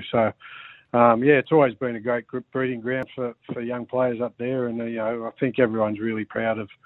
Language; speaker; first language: English; native; English